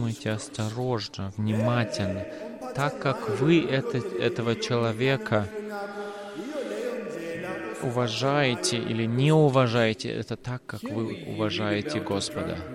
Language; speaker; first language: Russian; non-native, fluent; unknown